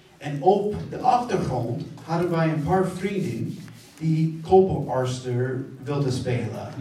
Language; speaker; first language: Dutch; non-native, fluent; English